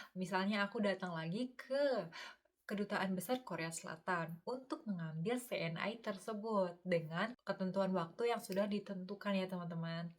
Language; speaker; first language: Indonesian; native; Indonesian